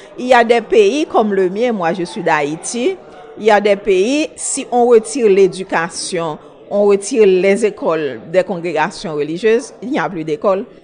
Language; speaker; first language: French; non-native, local second language; Haitian Creole